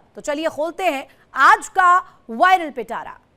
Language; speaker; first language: Hindi; native; Hindi